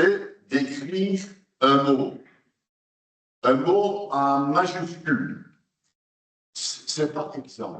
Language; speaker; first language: French; non-native, local second language; Dutch